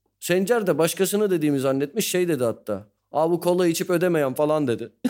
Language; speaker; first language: Turkish; native; Turkish